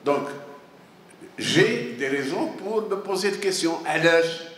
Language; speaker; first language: French; non-native, local second language; Arabic